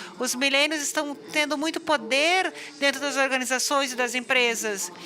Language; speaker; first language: Portuguese; non-native, fluent; English